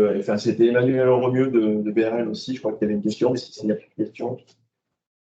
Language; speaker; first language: French; native; French